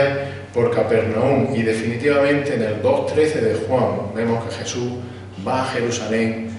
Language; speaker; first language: Spanish; native; Spanish